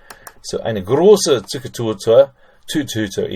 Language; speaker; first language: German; non-native, fluent; English